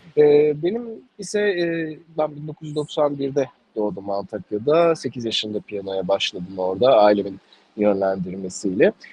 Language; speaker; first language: Turkish; native; Turkish